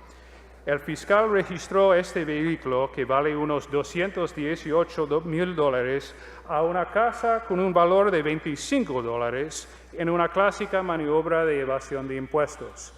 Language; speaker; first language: Spanish; non-native, fluent; English